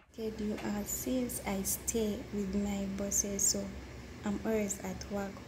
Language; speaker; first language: English; non-native, local second language; Ganda